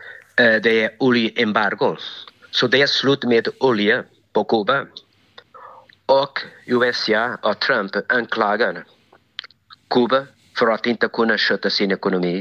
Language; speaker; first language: Swedish; non-native, fluent; Spanish